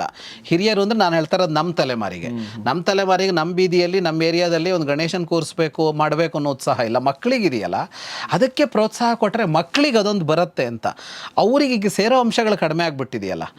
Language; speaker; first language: Kannada; native; Kannada